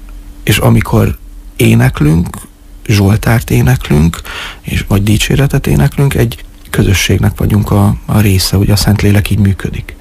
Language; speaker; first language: Hungarian; native; Hungarian